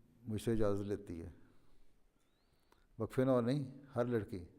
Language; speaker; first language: Urdu; native; Urdu